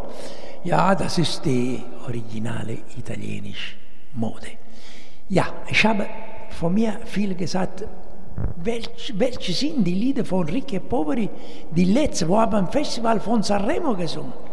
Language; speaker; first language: German; non-native, learner; Italian